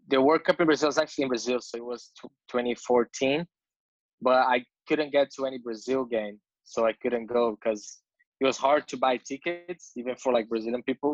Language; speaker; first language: English; non-native, fluent; Portuguese